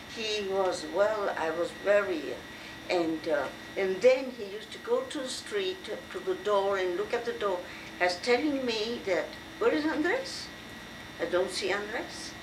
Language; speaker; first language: English; non-native, fluent; French